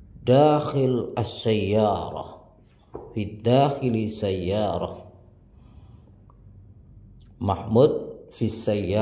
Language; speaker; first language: Arabic; non-native, learner; Indonesian